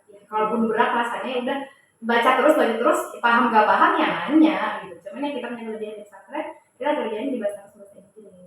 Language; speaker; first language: Indonesian; early bilingual, heritage; Indonesian